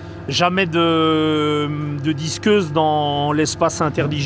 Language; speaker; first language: French; native; French